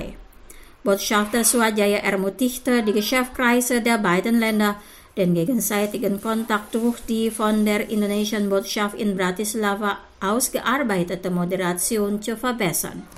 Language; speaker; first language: German; non-native, fluent; Indonesian